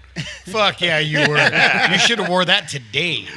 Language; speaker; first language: English; native; English